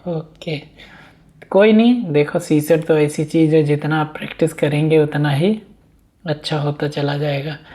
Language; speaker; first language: Hindi; native; Hindi